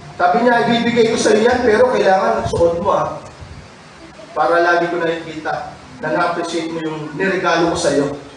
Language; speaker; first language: Filipino; native; Filipino